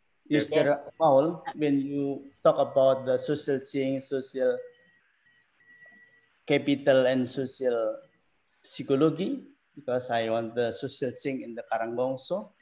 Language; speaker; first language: English; non-native, learner; Indonesian